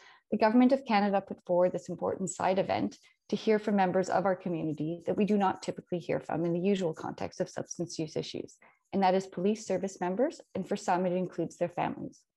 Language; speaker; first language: English; native; English